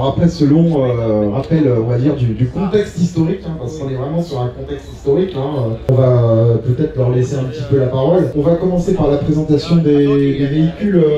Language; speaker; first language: French; native; French